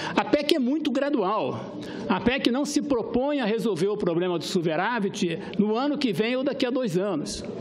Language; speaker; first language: Portuguese; native; Portuguese